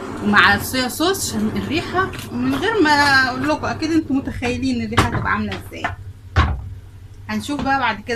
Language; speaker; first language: Arabic; native; Arabic